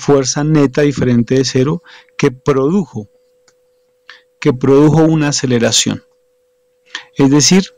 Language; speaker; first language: Spanish; native; Spanish